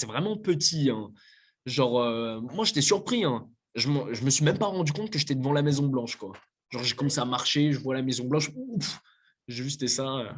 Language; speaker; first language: French; native; French